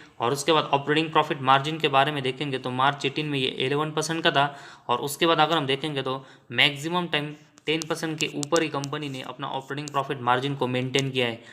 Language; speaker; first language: Hindi; non-native, local second language; Marathi